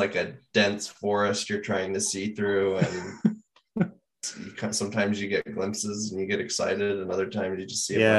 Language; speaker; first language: English; native; English